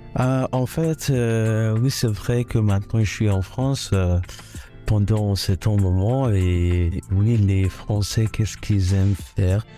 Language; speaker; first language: French; non-native, fluent; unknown